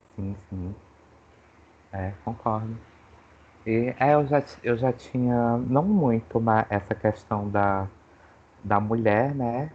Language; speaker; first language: Portuguese; native; Portuguese